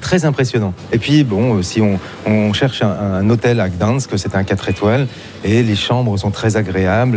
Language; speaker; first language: French; native; French